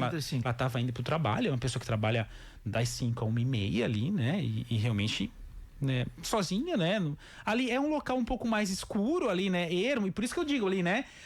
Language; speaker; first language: Portuguese; native; Portuguese